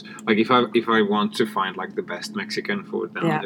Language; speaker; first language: English; non-native, fluent; Finnish